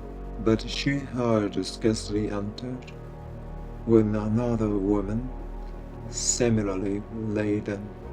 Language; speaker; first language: English; non-native, fluent; Japanese